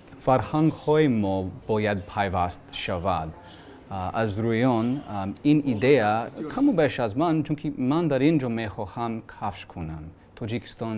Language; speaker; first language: Persian; non-native, learner; English